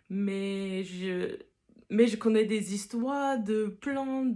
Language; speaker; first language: French; non-native, fluent; English